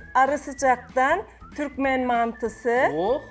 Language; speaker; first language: Turkish; non-native, learner; Turkmen